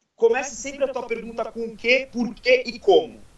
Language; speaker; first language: Portuguese; native; Portuguese